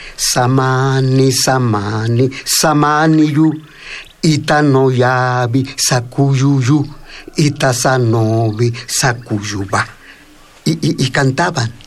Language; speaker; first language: Spanish; non-native, local second language; Mixtepec Mixtec